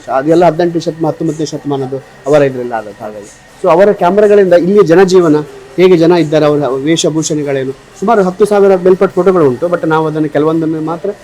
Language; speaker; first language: Kannada; native; Kannada